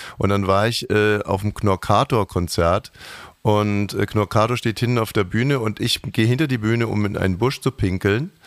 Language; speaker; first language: German; native; German